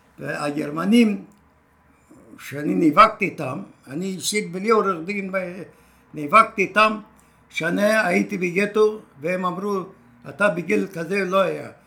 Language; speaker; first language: Hebrew; non-native, fluent; Romanian